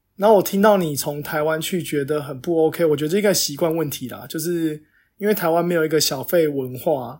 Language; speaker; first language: Chinese; native; Chinese